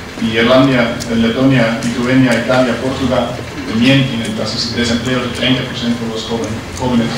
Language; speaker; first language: Spanish; non-native, learner; Dutch